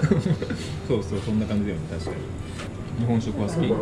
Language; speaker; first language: Japanese; native; Japanese